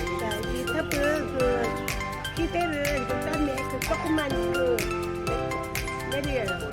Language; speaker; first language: Korean; non-native, learner; Thai